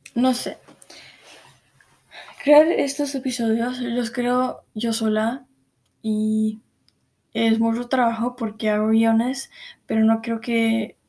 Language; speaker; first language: Spanish; early bilingual, heritage; Spanish